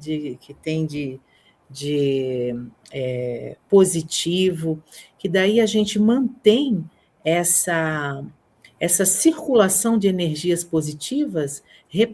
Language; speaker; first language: Portuguese; native; Portuguese